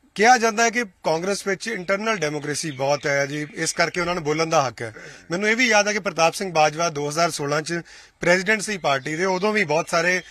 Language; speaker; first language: Punjabi; native; Punjabi